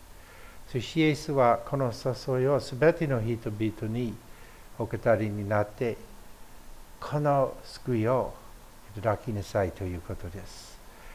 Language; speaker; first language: Japanese; non-native, fluent; English